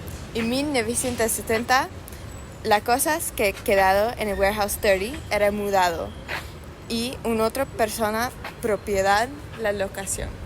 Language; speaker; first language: Spanish; non-native, learner; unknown